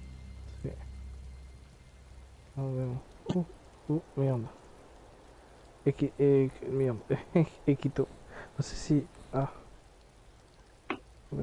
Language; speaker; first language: Spanish; non-native, learner; French